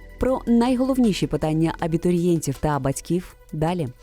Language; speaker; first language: Ukrainian; native; Ukrainian